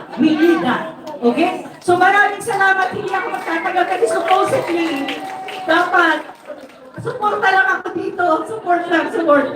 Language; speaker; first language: Filipino; non-native, local second language; Waray